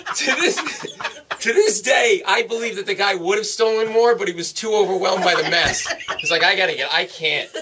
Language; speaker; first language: English; native; English